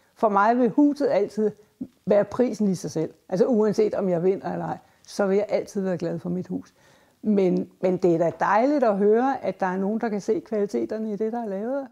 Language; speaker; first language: Danish; native; Danish